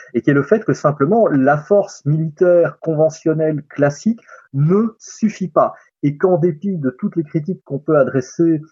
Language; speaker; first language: French; native; French